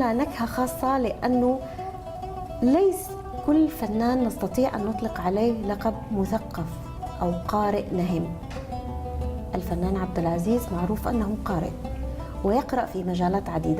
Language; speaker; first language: Arabic; native; Arabic